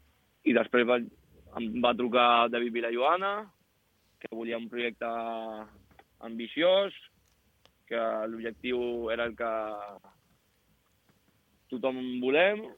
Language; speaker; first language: Catalan; non-native, local second language; Spanish